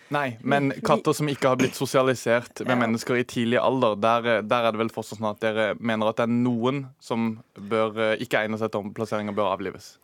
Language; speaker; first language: Norwegian; native; Norwegian